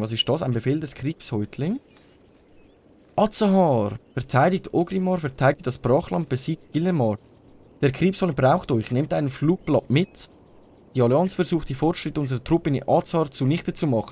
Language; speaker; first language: German; native; German